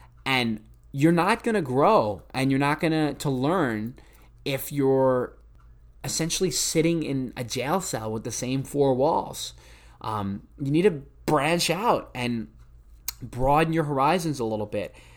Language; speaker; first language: English; native; English